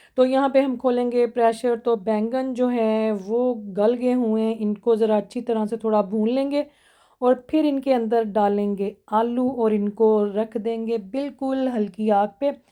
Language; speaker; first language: Urdu; non-native, local second language; Punjabi